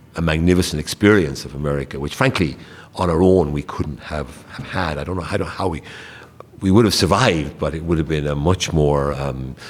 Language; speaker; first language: English; native; English